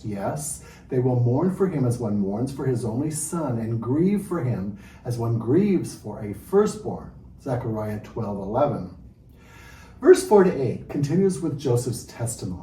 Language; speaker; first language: English; native; English